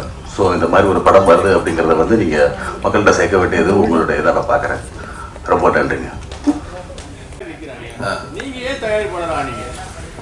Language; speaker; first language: Tamil; native; Tamil